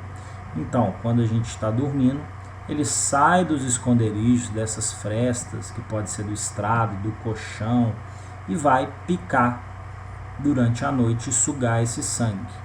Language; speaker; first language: Portuguese; native; Portuguese